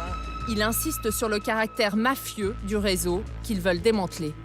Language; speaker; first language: French; native; French